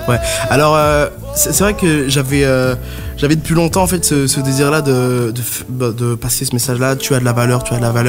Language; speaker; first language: French; native; French